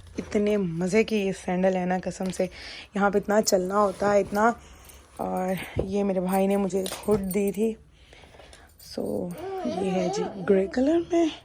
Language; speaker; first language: Urdu; non-native, local second language; Punjabi